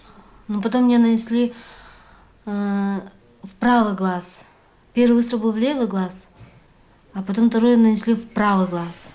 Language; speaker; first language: Russian; native; Russian